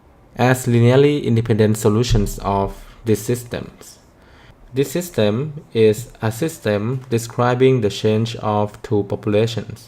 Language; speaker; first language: English; non-native, fluent; Thai